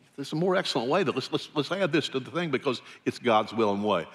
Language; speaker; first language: English; native; English